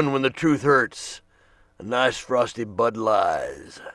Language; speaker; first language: English; native; English